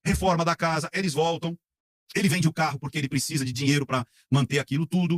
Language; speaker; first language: Portuguese; native; Portuguese